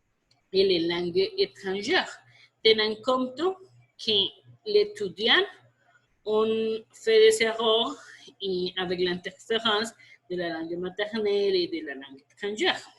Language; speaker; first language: French; non-native, fluent; Spanish